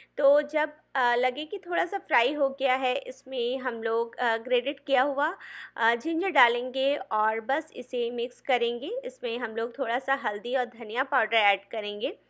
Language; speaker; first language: Hindi; non-native, local second language; Bangla